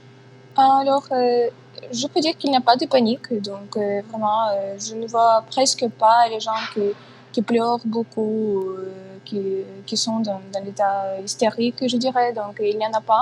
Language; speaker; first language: French; non-native, fluent; Ukrainian